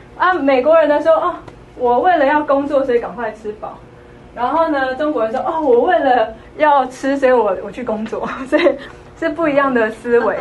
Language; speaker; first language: Chinese; native; Chinese